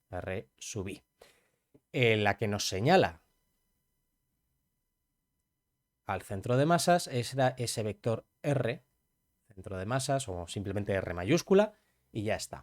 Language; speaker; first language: Spanish; native; Spanish